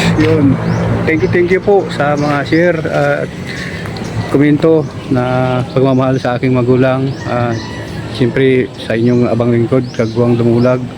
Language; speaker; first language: Filipino; native; Filipino